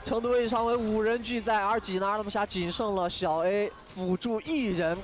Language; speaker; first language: Chinese; native; Chinese